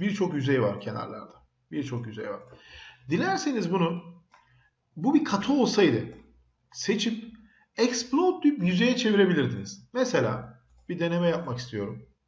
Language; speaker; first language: Turkish; native; Turkish